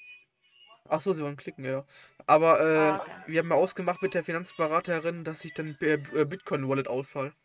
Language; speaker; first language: German; native; German